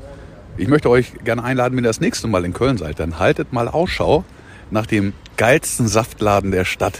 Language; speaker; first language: German; native; German